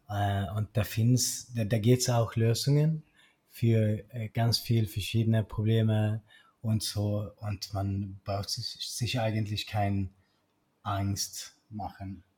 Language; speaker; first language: German; non-native, learner; Swedish